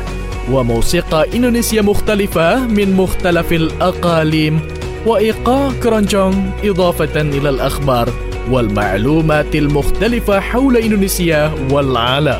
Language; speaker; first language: Arabic; non-native, fluent; Indonesian